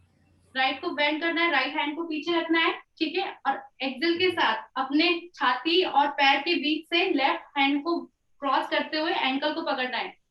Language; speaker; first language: Hindi; native; Hindi